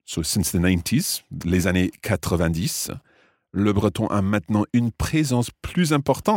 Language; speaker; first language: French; non-native, fluent; English